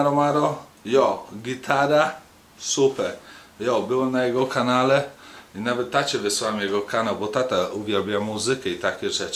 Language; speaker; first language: Polish; early bilingual, heritage; Polish